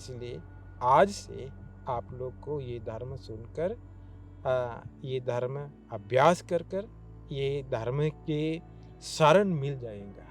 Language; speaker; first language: Hindi; non-native, learner; Sinhala